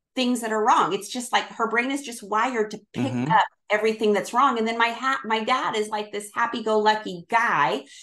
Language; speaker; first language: English; native; English